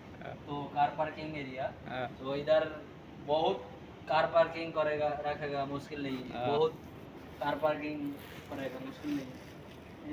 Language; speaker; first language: Hindi; non-native, learner; Bangla